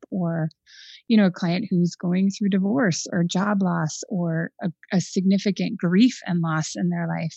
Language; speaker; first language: English; native; English